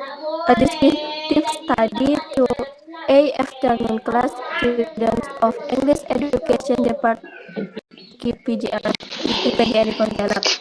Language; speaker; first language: English; non-native, learner; Indonesian